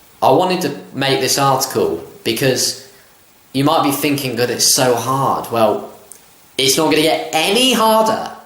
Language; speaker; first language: English; native; English